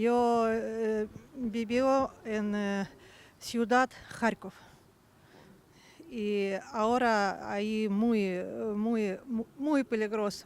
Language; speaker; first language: Spanish; non-native, learner; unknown